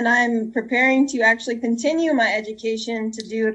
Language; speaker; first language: English; native; English